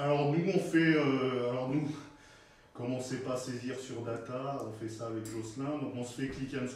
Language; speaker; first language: French; native; French